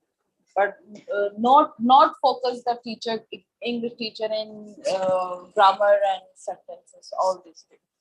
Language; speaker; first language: English; non-native, learner; Urdu